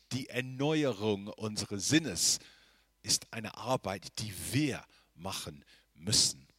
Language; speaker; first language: German; non-native, fluent; English